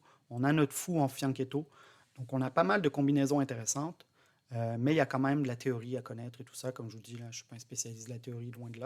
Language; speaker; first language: French; native; French